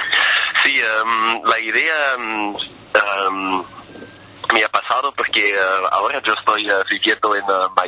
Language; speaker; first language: Spanish; non-native, fluent; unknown